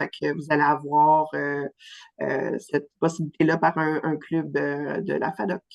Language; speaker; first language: French; native; French